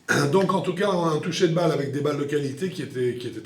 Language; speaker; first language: French; native; French